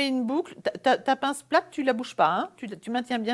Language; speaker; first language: French; native; French